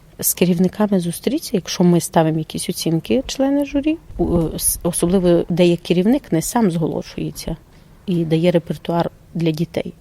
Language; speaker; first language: Ukrainian; native; Ukrainian